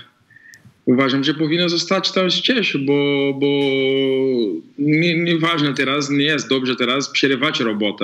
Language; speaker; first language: Polish; non-native, fluent; Portuguese